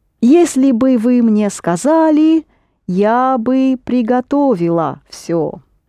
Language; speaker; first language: Russian; native; Russian